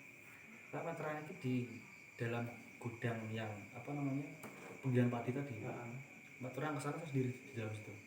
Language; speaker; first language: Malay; non-native, local second language; Javanese